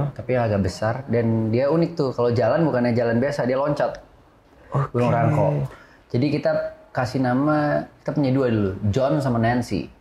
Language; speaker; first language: Indonesian; native; Indonesian